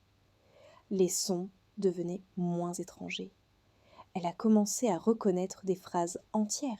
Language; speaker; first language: French; non-native, fluent; Hindi